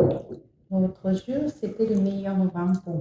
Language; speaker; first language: French; non-native, fluent; Japanese